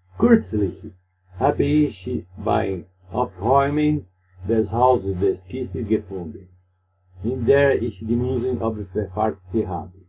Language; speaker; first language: German; non-native, learner; Portuguese